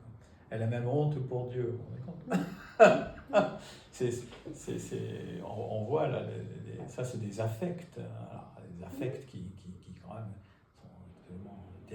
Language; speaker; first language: French; native; French